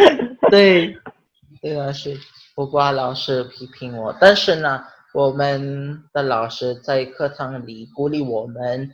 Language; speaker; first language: Chinese; non-native, learner; Filipino